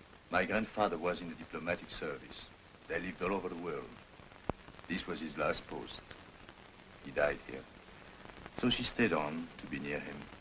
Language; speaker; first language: English; non-native, fluent; French